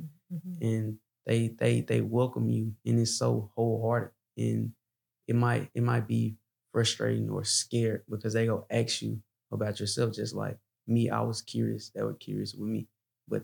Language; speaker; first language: English; native; English